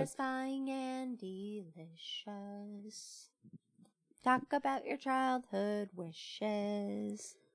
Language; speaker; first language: English; native; English